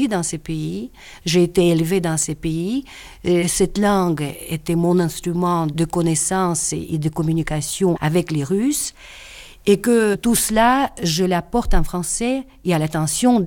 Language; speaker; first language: French; non-native, fluent; Russian